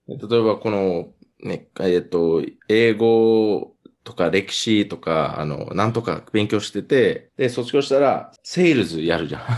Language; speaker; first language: Japanese; non-native, fluent; English